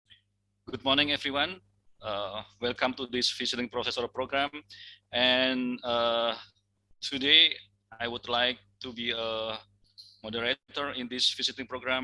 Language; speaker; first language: English; non-native, fluent; Indonesian